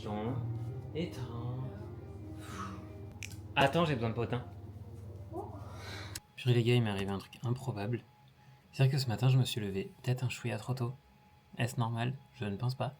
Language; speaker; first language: French; native; French